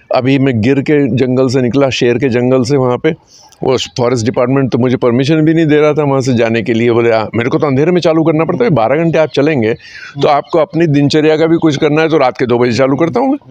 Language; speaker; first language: Hindi; native; Hindi